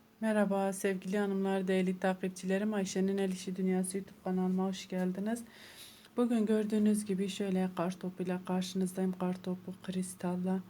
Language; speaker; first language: Turkish; native; Turkish